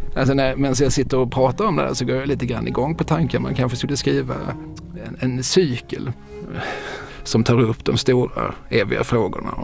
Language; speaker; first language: Swedish; native; Swedish